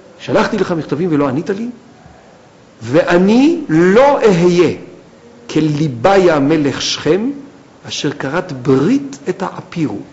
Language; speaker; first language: Hebrew; native; Hebrew